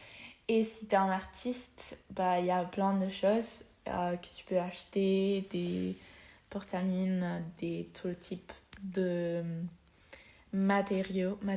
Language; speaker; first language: French; non-native, learner; Spanish